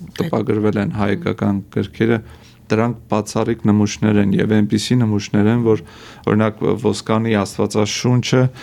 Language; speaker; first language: Armenian; native; Armenian